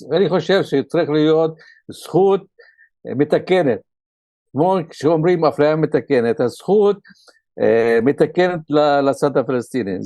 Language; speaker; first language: Hebrew; non-native, local second language; Arabic